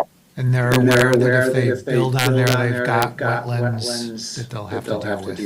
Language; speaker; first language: English; native; English